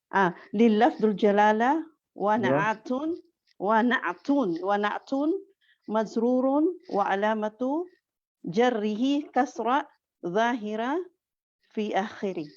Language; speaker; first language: Arabic; non-native, learner; Filipino